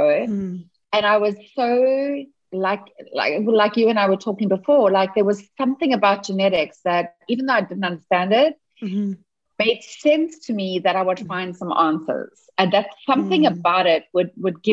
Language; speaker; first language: English; native; English